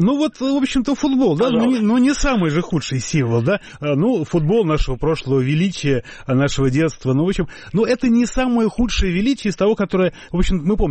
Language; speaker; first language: Russian; native; Russian